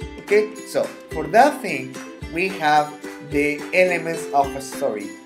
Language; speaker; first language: English; non-native, fluent; Spanish